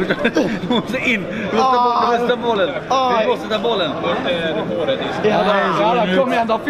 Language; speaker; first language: Swedish; native; Swedish